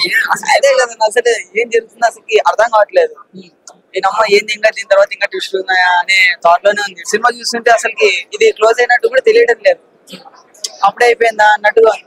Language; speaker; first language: Telugu; native; Telugu